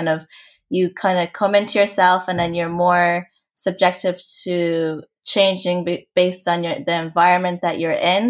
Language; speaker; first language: English; native; English